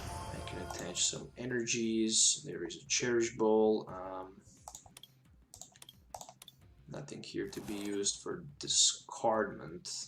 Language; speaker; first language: English; non-native, fluent; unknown